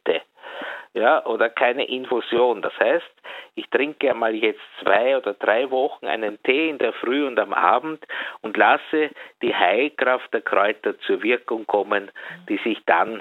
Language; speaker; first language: German; native; German